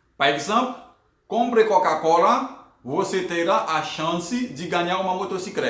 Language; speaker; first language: Portuguese; non-native, learner; Haitian Creole